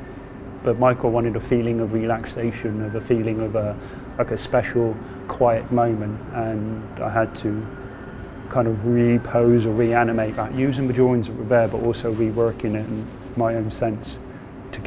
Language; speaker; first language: English; native; English